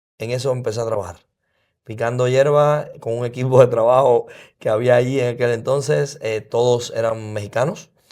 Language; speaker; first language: Spanish; native; Spanish